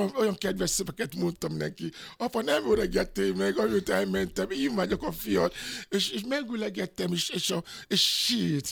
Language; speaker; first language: Hungarian; non-native, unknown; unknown